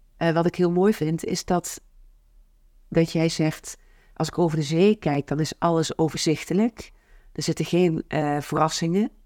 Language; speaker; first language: Dutch; native; Dutch